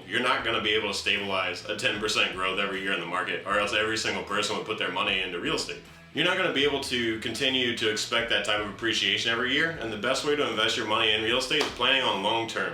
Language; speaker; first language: English; native; English